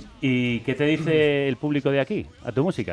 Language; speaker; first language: Spanish; native; Spanish